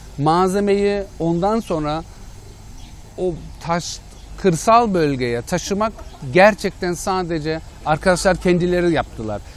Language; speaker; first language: Turkish; early bilingual, heritage; Turkish